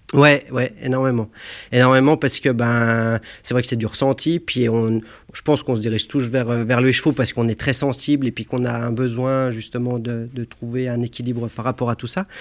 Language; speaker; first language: French; native; French